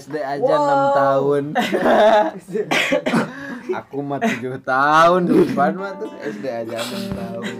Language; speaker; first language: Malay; non-native, local second language; Sundanese